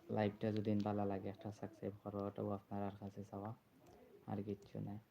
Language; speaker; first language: Bangla; non-native, local second language; Sylheti